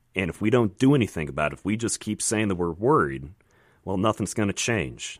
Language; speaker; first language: English; native; English